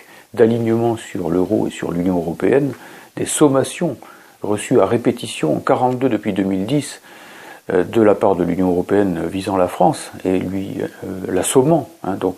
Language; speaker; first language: French; native; French